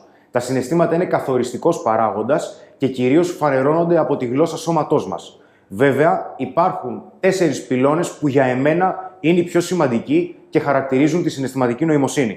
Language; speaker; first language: Greek; native; Greek